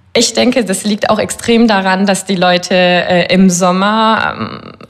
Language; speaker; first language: German; non-native, fluent; French